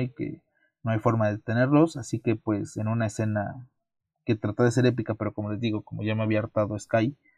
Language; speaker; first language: Spanish; native; Spanish